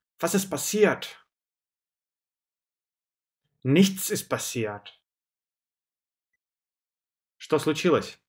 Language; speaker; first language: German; non-native, fluent; Russian